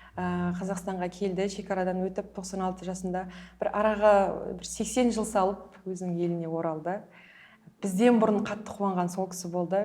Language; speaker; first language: Kazakh; early bilingual, heritage; Kazakh